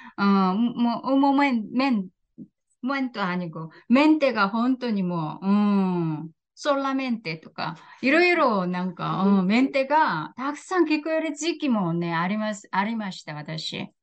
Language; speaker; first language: Japanese; non-native, fluent; Korean